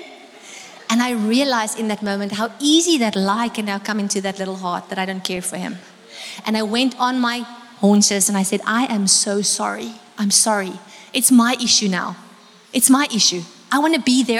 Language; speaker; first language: English; non-native, local second language; Afrikaans